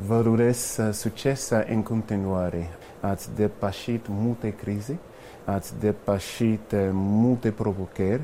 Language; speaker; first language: Romanian; non-native, fluent; English